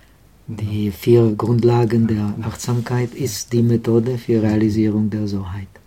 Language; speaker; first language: German; non-native, fluent; Czech